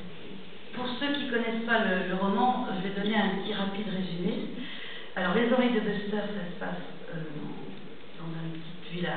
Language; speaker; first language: French; native; French